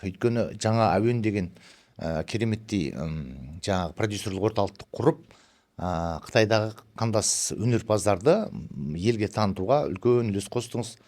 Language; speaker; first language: Kazakh; early bilingual, heritage; Kazakh